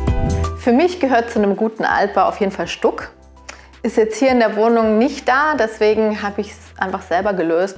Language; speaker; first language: German; native; German